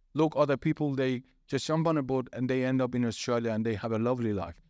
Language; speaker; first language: English; non-native, fluent; Persian